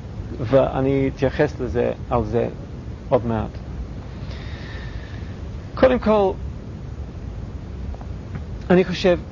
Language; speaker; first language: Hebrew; non-native, fluent; English